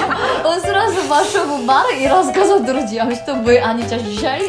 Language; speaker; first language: Russian; non-native, learner; Korean